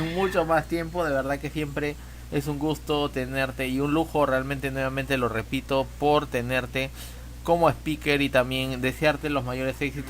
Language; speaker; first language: Spanish; native; Spanish